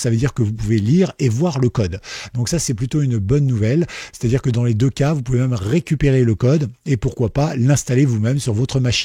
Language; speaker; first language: French; native; French